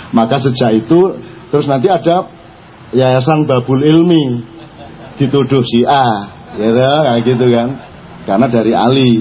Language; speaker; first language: Indonesian; non-native, local second language; Javanese